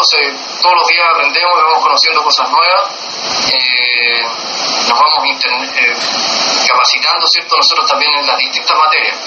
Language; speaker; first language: Spanish; native; Spanish